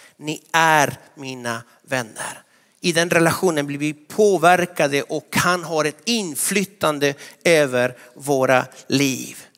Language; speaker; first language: Swedish; non-native, fluent; Spanish